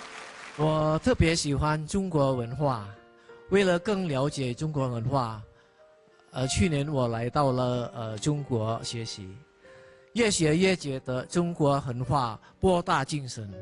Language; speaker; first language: Chinese; early bilingual, heritage; Indonesian